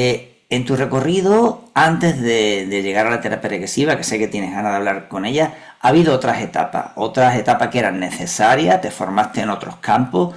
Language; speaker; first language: Spanish; native; Spanish